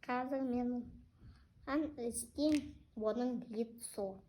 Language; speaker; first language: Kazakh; non-native, local second language; Russian